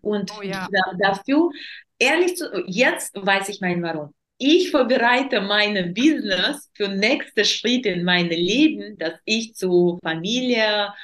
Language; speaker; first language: German; non-native, learner; Russian